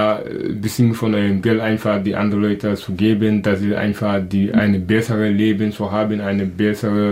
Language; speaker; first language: German; non-native, learner; Wolof